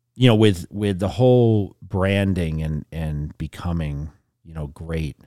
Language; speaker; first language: English; native; English